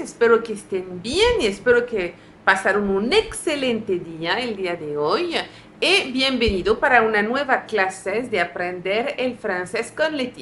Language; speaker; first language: Spanish; non-native, fluent; French